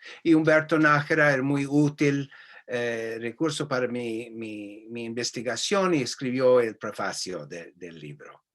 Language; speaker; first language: Spanish; non-native, fluent; English